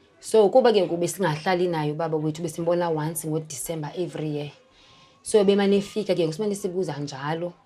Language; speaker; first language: Zulu; non-native, local second language; Xhosa